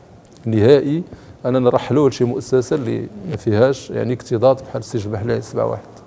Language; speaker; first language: Arabic; native; Arabic